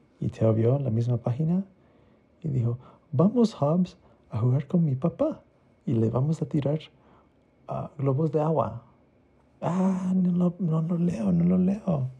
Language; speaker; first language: Spanish; early bilingual, heritage; Spanish